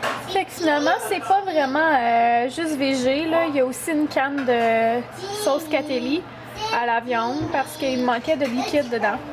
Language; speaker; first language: French; native; French